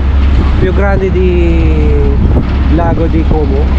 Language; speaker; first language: Italian; non-native, learner; Filipino